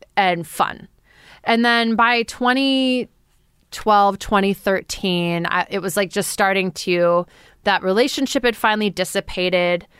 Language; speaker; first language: English; native; English